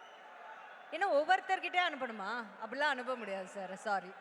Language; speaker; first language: Tamil; native; Tamil